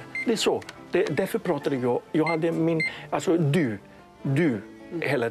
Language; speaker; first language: Swedish; non-native, fluent; Greek